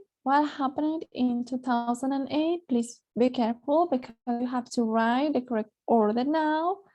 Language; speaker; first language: English; non-native, fluent; Spanish